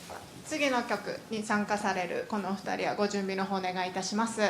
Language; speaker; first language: Japanese; native; Japanese